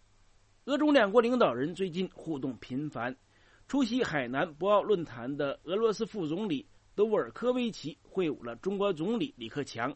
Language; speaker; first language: Chinese; native; Chinese